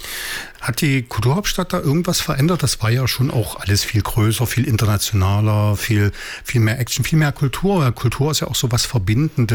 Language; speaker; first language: German; native; German